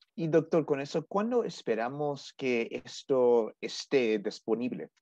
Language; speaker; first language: Spanish; non-native, fluent; English